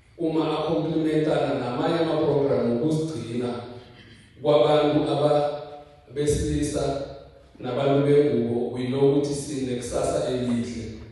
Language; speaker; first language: Zulu; non-native, local second language; South Ndebele